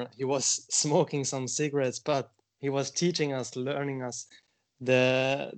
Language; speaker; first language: English; non-native, fluent; German